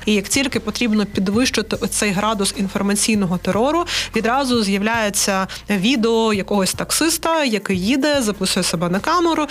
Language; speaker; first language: Ukrainian; native; Ukrainian